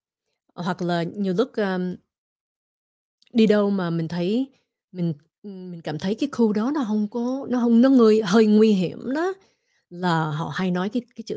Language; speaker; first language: Vietnamese; early bilingual, heritage; Vietnamese